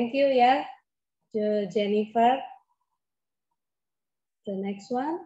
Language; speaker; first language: English; non-native, fluent; Indonesian